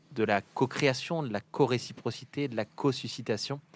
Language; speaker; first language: French; native; French